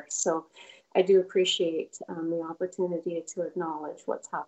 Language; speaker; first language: English; native; English